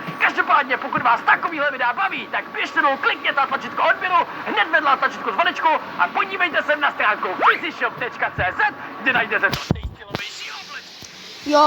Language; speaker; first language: Czech; native; Czech